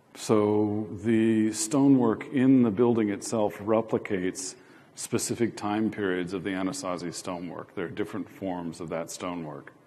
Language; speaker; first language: English; native; English